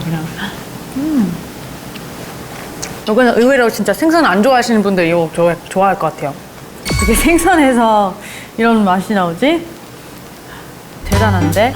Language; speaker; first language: Korean; non-native, fluent; English